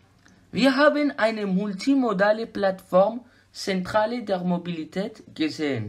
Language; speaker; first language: German; non-native, learner; French